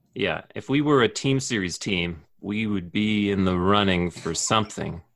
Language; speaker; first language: English; native; English